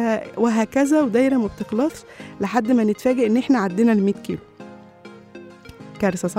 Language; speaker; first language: Arabic; native; Arabic